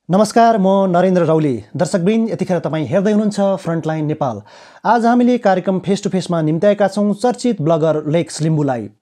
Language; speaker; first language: Nepali; native; Nepali